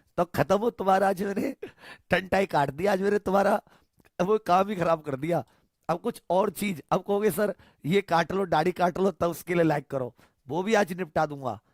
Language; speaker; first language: Hindi; native; Hindi